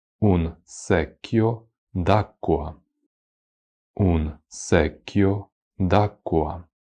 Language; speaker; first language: Italian; non-native, fluent; Ukrainian